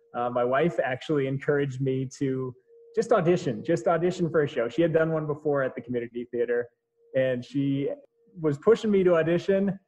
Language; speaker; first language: English; native; English